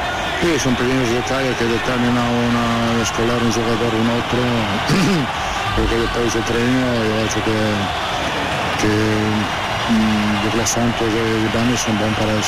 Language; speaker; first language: Portuguese; non-native, learner; Italian